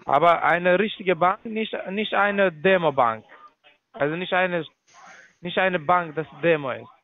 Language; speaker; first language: German; non-native, learner; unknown